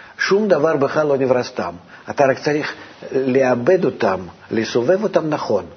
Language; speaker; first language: Hebrew; native; Hebrew